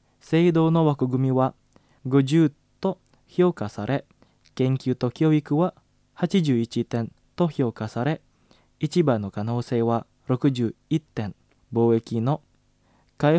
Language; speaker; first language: Japanese; non-native, fluent; Indonesian